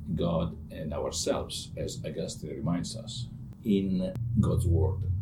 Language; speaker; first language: English; non-native, fluent; Italian